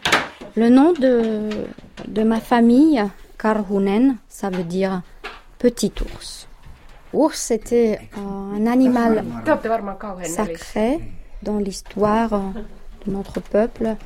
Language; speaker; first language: French; non-native, fluent; Finnish